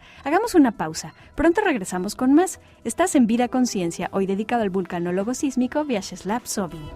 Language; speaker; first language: Spanish; native; Spanish